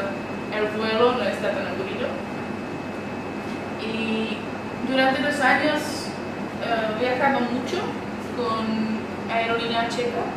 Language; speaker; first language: Spanish; non-native, learner; Czech